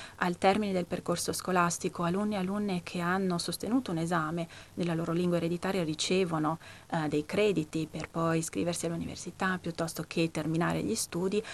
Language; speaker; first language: Italian; native; Italian